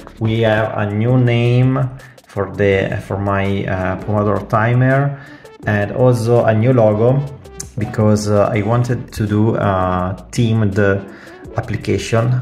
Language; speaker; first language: English; non-native, fluent; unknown